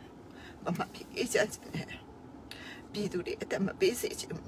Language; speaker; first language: Chinese; non-native, fluent; Burmese